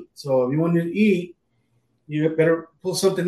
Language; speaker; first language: English; native; English